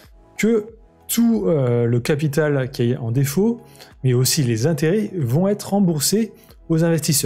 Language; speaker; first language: French; native; French